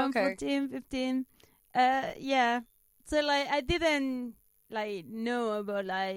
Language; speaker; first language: English; non-native, fluent; Spanish